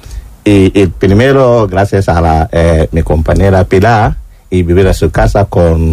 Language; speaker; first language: Spanish; non-native, learner; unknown